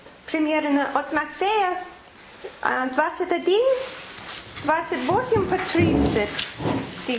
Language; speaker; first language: Russian; non-native, fluent; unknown